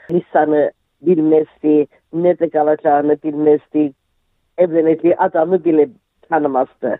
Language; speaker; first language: Turkish; early bilingual, heritage; Turkish